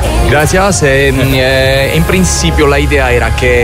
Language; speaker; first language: Spanish; non-native, learner; Italian